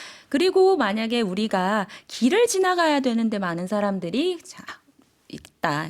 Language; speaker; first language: Korean; native; Korean